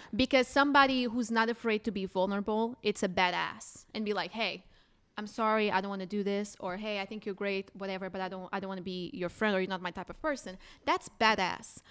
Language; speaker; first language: English; non-native, fluent; Portuguese